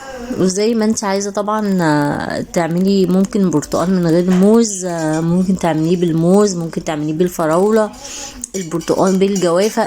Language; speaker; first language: Arabic; native; Arabic